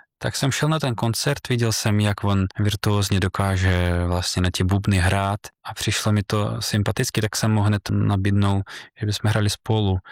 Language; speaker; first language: Czech; non-native, fluent; Russian